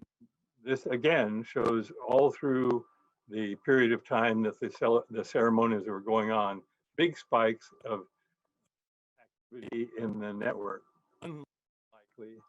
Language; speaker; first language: English; native; English